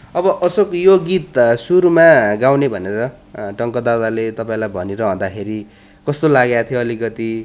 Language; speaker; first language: Nepali; native; Nepali